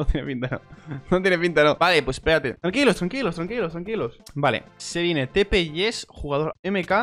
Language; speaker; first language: Spanish; native; Spanish